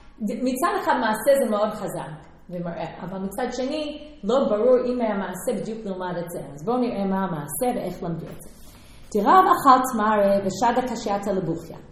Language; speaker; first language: Hebrew; non-native, fluent; English